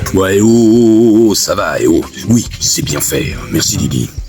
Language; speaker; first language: French; native; French